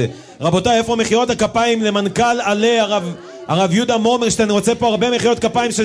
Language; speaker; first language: Hebrew; native; Hebrew